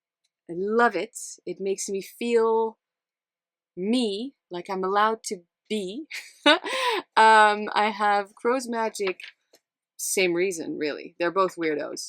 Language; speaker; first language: English; non-native, fluent; Dutch